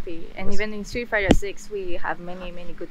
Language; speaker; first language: English; non-native, fluent; French